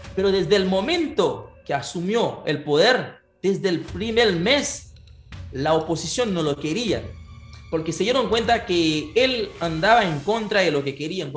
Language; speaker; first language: Spanish; non-native, fluent; Haitian Creole